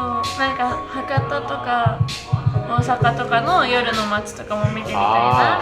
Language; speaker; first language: Japanese; native; Japanese